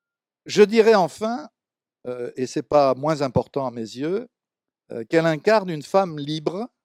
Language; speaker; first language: French; native; French